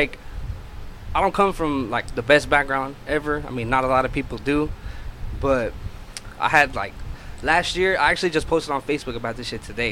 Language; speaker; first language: English; native; English